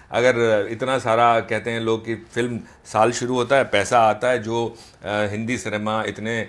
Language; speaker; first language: Hindi; native; Hindi